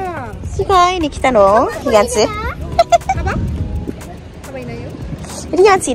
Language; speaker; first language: Japanese; non-native, fluent; Nepali